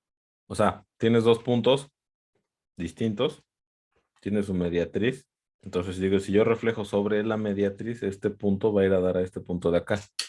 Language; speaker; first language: Spanish; native; Spanish